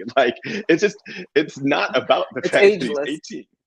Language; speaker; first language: English; native; English